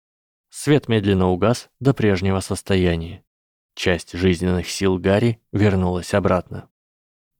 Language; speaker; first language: Russian; native; Russian